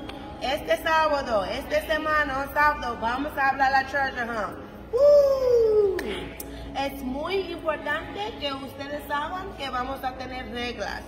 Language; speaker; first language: Spanish; early bilingual, heritage; English